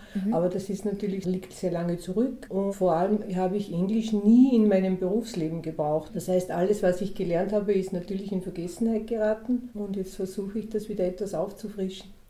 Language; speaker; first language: German; native; German